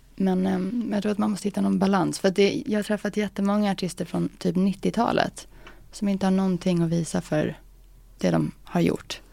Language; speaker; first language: Swedish; early bilingual, other home language; English